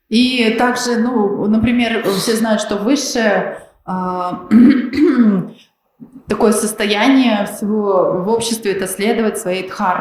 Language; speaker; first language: Russian; native; Russian